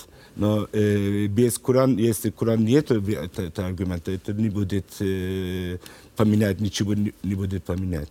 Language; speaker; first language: Russian; non-native, learner; Turkish